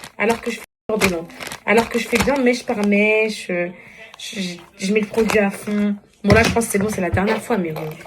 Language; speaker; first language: French; non-native, local second language; Arabic